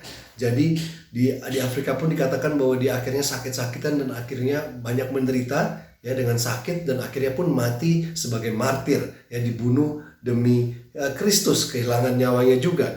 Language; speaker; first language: Indonesian; native; Indonesian